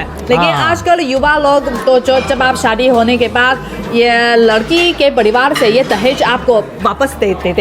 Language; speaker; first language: Hindi; non-native, learner; Chinese